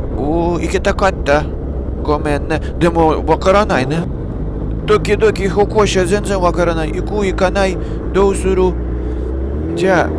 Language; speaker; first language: Japanese; non-native, learner; Russian